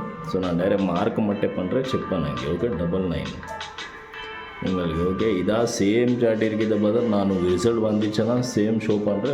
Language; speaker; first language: Tamil; non-native, learner; Kannada